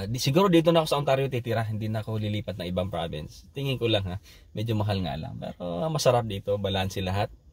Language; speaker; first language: Filipino; non-native, local second language; Cebuano